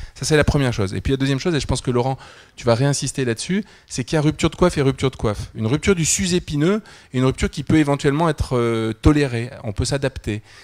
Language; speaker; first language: French; native; French